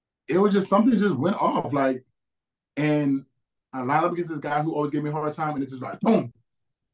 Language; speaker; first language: English; native; English